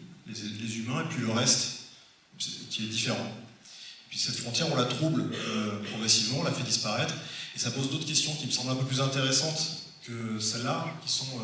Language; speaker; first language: French; native; French